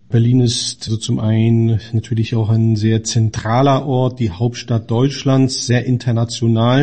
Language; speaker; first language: German; native; German